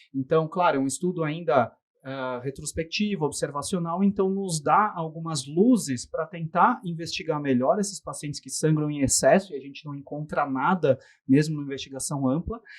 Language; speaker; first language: Portuguese; native; Portuguese